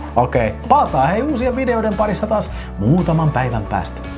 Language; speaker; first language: Finnish; native; Finnish